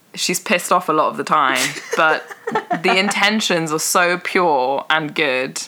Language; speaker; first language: English; early bilingual, other home language; Persian